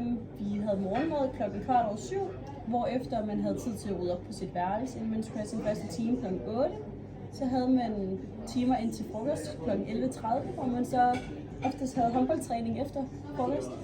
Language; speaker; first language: Danish; native; Danish